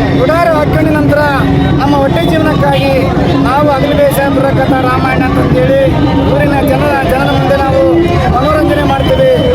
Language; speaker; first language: Kannada; non-native, local second language; Telugu